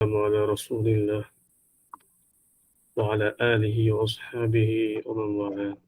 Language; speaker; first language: Arabic; non-native, fluent; Divehi